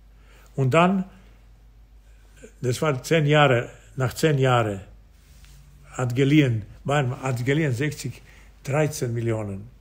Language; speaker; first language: German; non-native, fluent; Serbian